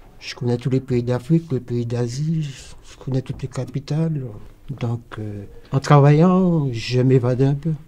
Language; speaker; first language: French; native; French